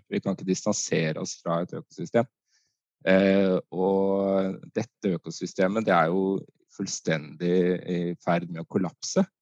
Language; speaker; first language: Norwegian; native; Norwegian